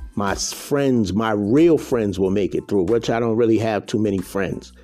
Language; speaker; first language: English; native; English